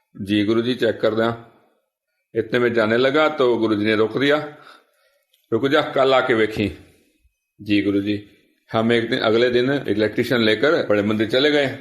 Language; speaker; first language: Hindi; native; Hindi